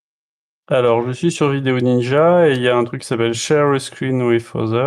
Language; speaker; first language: French; native; French